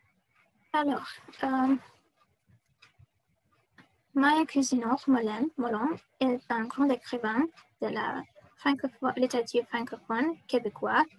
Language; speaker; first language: French; non-native, learner; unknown